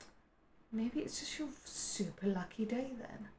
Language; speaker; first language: English; native; English